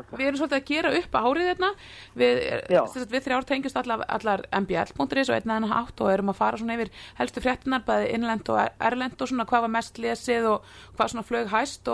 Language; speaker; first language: Icelandic; native; Icelandic